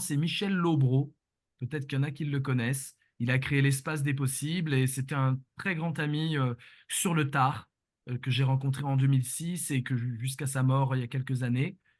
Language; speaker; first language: French; native; French